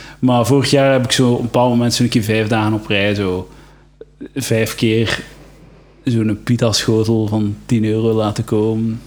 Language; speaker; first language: Dutch; native; Dutch